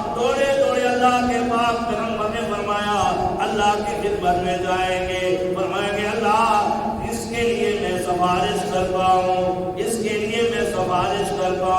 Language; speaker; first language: Urdu; native; Urdu